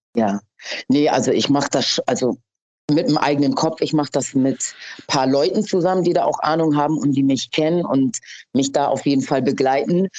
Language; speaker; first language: German; early bilingual, other home language; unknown